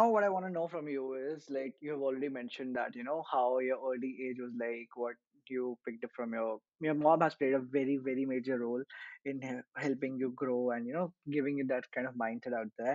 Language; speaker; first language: English; non-native, local second language; Hindi